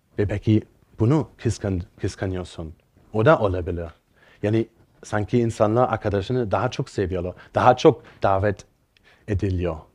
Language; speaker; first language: Turkish; non-native, fluent; German